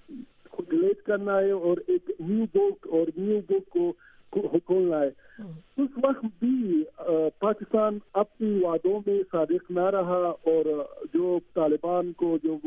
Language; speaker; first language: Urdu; non-native, learner; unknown